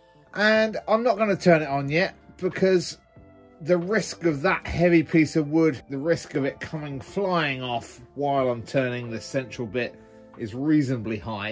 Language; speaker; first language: English; native; English